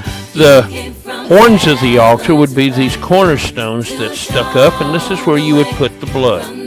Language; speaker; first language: English; native; English